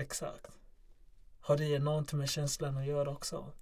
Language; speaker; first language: Swedish; non-native, local second language; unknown